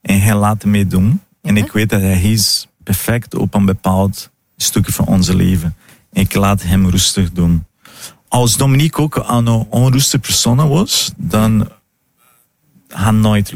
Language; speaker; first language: Dutch; non-native, fluent; Italian